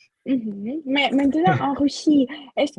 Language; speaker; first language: French; non-native, fluent; Russian